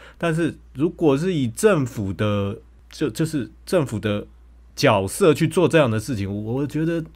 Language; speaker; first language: Chinese; native; Chinese